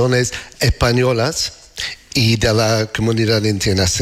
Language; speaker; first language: Spanish; non-native, learner; English